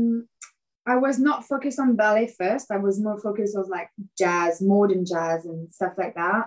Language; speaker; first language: English; non-native, fluent; French